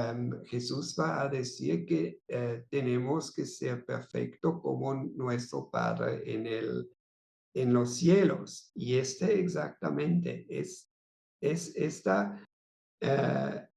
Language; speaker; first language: Spanish; non-native, fluent; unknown